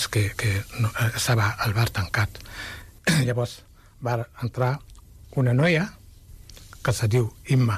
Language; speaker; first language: Catalan; non-native, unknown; Wolof